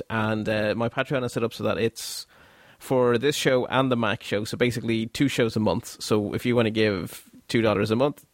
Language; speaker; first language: English; non-native, fluent; Dutch